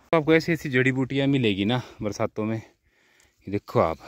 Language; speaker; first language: Hindi; native; Hindi